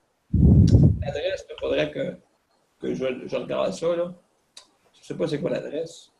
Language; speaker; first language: French; native; French